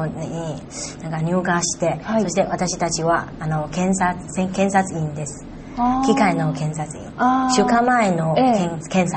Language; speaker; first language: Japanese; non-native, learner; Chinese